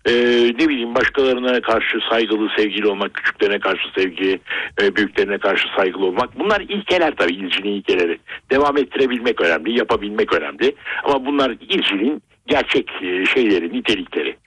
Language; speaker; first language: Turkish; native; Turkish